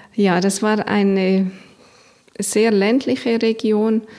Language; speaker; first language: German; native; German